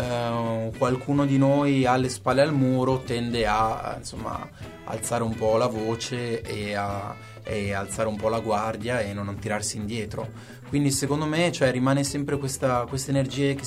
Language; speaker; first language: Italian; native; Italian